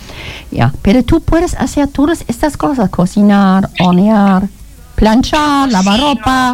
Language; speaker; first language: Spanish; non-native, learner; German